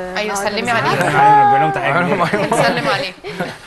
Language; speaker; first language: Arabic; native; Arabic